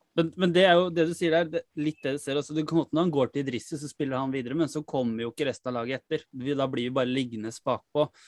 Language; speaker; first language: Norwegian; native; Norwegian